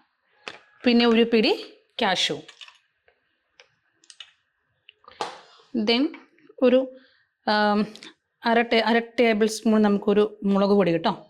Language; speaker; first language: Malayalam; native; Malayalam